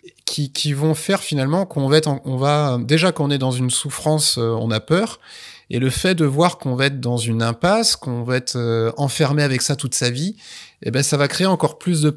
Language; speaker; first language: French; native; French